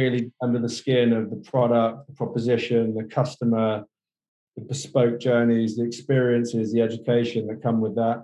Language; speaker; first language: English; native; English